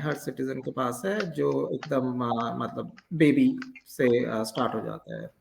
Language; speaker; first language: Hindi; native; Hindi